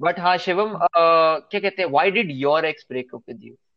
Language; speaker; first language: Hindi; native; Hindi